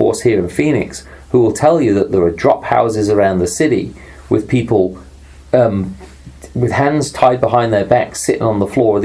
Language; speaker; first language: English; native; English